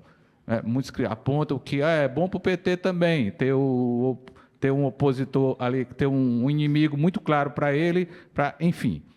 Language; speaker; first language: Portuguese; native; Portuguese